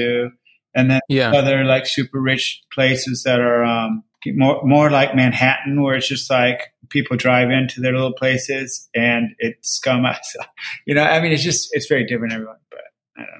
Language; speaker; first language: English; native; English